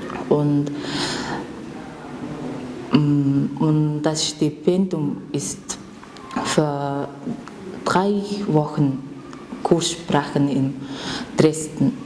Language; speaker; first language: German; non-native, learner; Mongolian